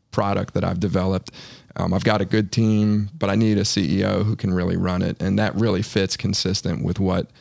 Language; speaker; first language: English; native; English